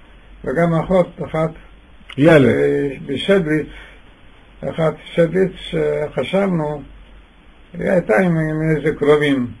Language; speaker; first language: Hebrew; non-native, fluent; Yiddish